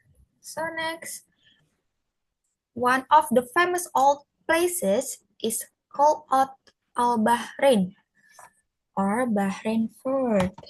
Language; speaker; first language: English; non-native, fluent; Indonesian